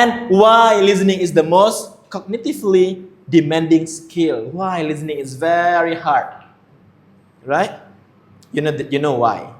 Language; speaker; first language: English; non-native, fluent; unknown